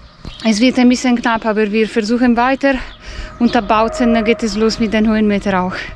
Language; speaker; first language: German; non-native, fluent; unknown